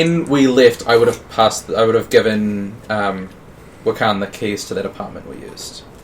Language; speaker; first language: English; native; English